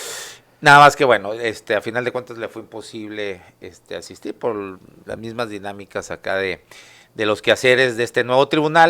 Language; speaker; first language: Spanish; native; Spanish